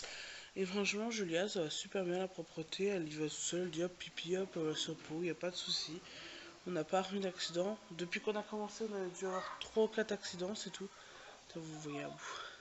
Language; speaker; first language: French; native; French